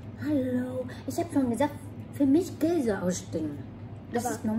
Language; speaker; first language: German; non-native, learner; Vietnamese